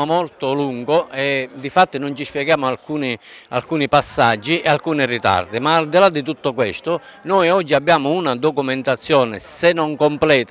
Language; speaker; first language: Italian; native; Italian